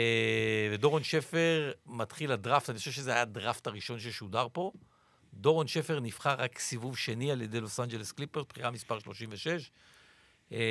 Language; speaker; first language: Hebrew; native; Hebrew